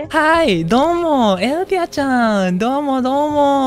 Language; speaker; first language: Japanese; non-native, learner; Indonesian